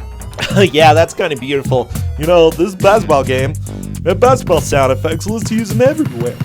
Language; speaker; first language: English; native; English